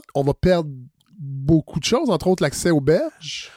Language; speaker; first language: French; native; French